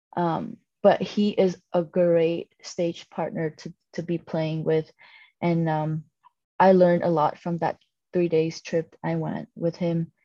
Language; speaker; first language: English; non-native, fluent; Vietnamese